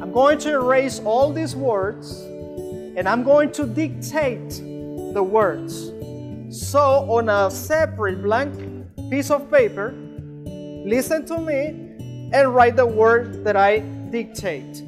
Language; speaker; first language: English; non-native, fluent; Spanish